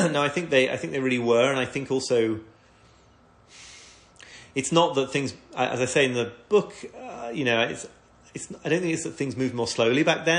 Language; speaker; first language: English; native; English